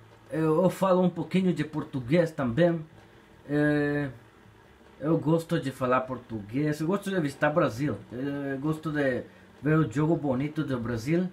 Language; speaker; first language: Portuguese; non-native, learner; Spanish